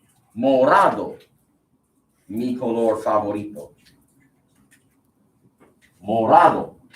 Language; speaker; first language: Spanish; non-native, fluent; English